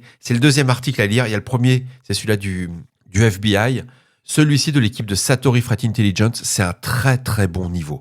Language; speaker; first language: French; native; French